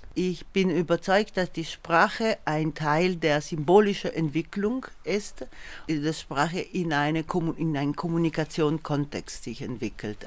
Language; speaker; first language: German; non-native, fluent; Italian